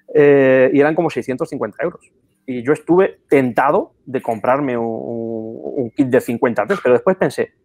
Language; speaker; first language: Spanish; native; Spanish